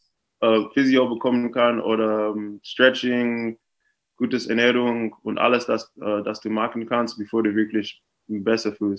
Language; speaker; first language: German; non-native, fluent; English